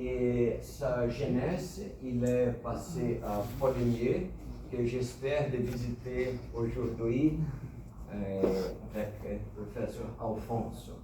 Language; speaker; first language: French; non-native, fluent; Portuguese